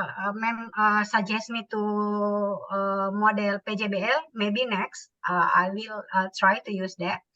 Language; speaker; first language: English; non-native, learner; Indonesian